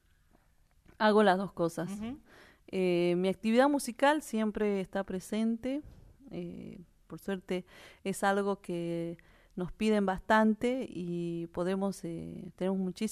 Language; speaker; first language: Spanish; native; Spanish